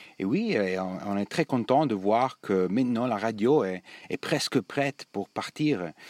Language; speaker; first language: French; non-native, learner; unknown